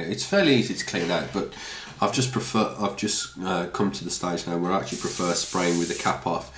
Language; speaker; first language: English; native; English